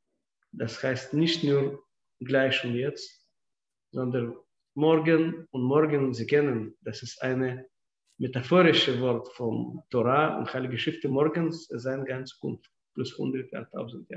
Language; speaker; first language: German; non-native, fluent; Russian